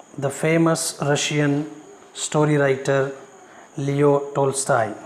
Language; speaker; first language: English; non-native, local second language; Kannada